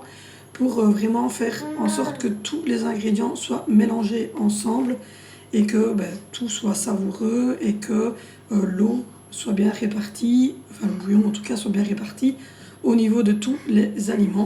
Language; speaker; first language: French; native; French